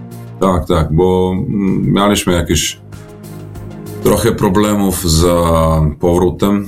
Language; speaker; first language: Polish; non-native, learner; Serbian